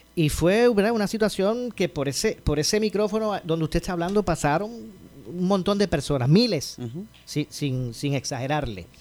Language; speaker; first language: Spanish; native; Spanish